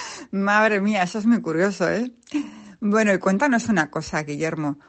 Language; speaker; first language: Spanish; native; Spanish